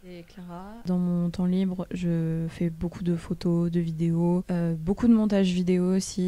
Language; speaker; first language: French; native; French